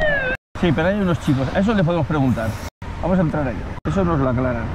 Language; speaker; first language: Spanish; native; Spanish